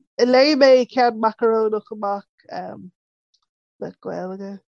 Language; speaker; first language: Irish; early bilingual, other home language; English